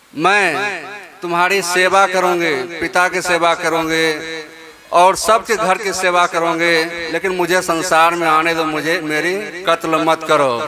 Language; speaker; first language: Hindi; native; Hindi